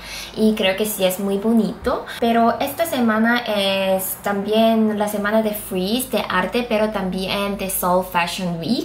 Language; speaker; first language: Spanish; non-native, fluent; Korean